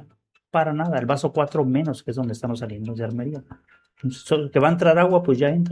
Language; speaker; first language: Spanish; native; Spanish